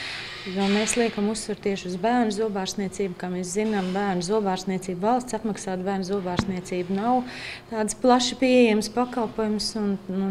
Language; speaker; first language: Latvian; native; Latvian